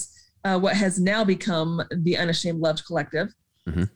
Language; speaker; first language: English; native; English